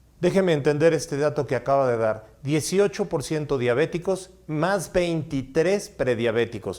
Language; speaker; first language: Spanish; native; Spanish